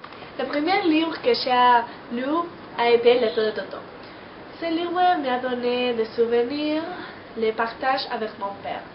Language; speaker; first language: French; non-native, learner; Spanish